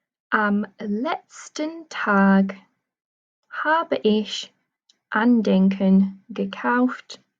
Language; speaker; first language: German; non-native, fluent; English